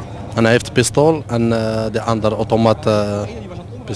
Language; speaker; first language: Dutch; non-native, learner; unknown